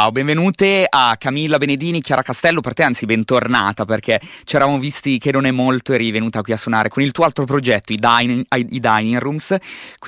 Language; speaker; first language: Italian; native; Italian